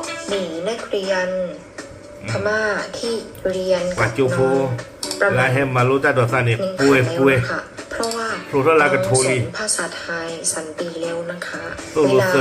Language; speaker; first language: Thai; non-native, fluent; Burmese